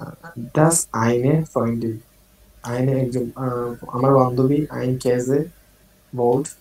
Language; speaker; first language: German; non-native, learner; Bangla